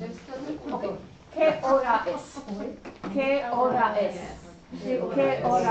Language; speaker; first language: Spanish; non-native, learner; English